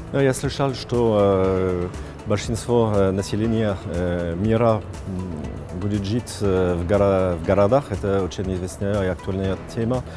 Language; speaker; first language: Russian; non-native, fluent; French